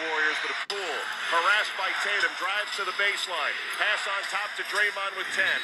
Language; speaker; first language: English; native; English